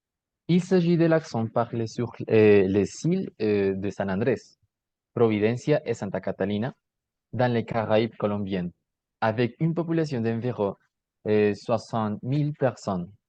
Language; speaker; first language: French; non-native, learner; Spanish